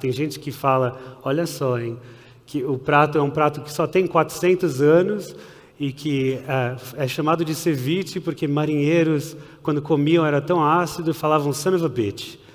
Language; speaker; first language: Portuguese; early bilingual, heritage; Portuguese